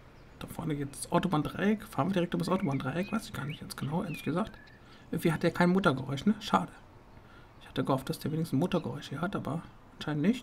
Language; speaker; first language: German; native; German